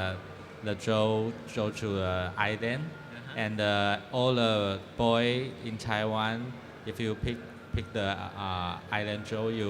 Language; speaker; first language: English; non-native, fluent; Chinese